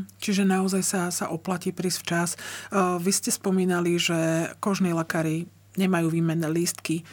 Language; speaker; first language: Slovak; native; Slovak